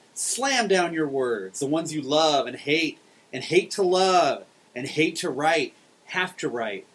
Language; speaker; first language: English; native; English